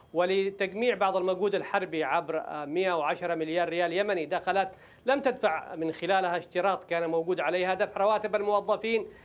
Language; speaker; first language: Arabic; native; Arabic